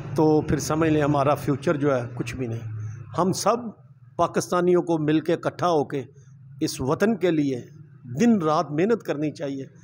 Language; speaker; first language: Urdu; non-native, local second language; Punjabi